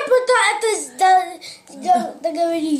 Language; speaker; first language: Russian; early bilingual, heritage; English